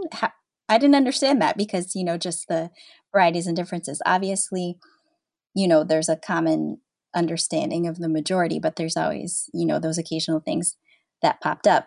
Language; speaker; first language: English; native; English